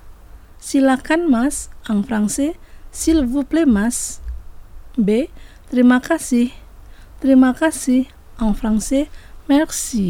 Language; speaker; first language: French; non-native, fluent; Indonesian